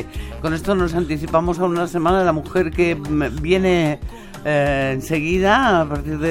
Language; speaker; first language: Spanish; native; Spanish